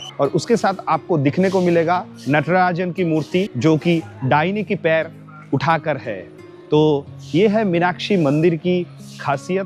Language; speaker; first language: Hindi; non-native, local second language; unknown